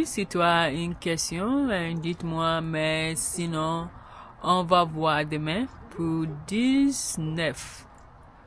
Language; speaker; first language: French; non-native, learner; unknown